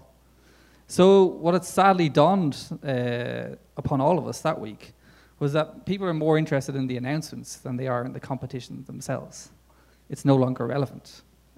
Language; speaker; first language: English; native; English